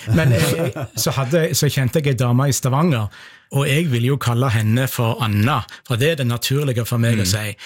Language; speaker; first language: Norwegian; native; Norwegian